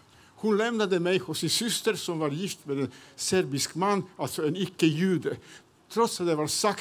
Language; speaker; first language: Swedish; non-native, fluent; Serbian